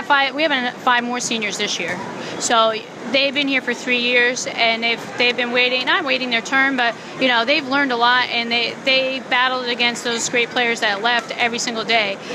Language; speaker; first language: English; native; English